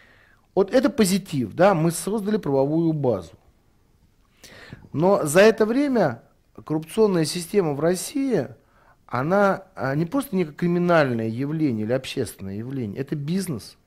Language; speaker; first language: Russian; native; Russian